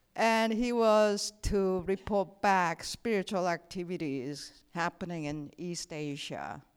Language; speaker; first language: English; non-native, fluent; Korean